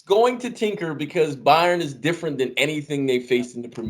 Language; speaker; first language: English; native; English